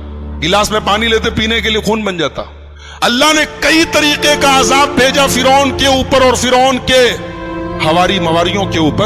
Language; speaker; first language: Urdu; native; Urdu